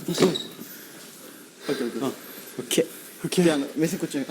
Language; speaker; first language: Japanese; native; Japanese